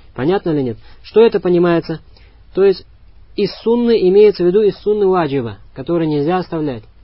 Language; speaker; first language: Russian; non-native, local second language; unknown